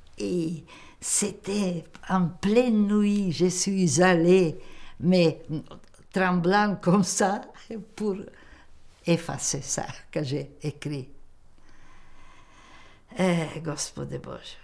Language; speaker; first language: French; non-native, local second language; Macedonian